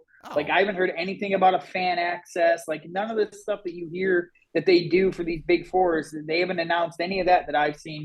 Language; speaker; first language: English; native; English